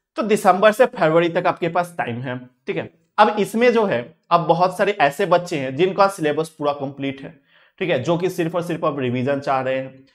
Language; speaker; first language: Hindi; native; Hindi